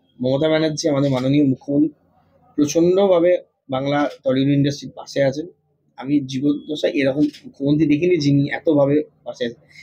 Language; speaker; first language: Bangla; native; Bangla